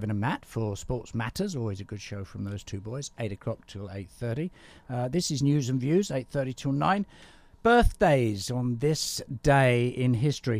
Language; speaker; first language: English; native; English